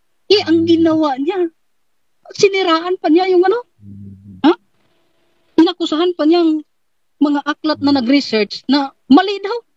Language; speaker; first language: Filipino; native; Filipino